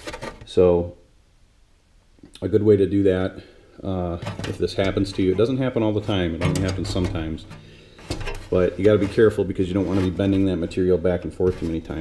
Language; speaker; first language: English; native; English